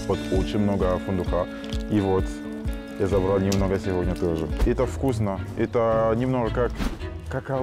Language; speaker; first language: Russian; non-native, learner; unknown